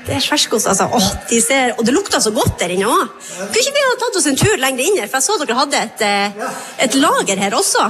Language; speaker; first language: Norwegian; native; Norwegian